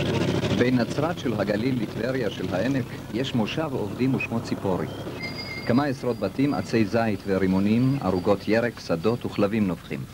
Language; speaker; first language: Hebrew; native; Hebrew